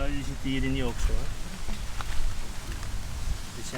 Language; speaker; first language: Dutch; native; Dutch